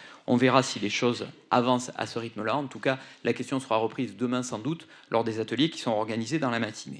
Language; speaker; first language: French; native; French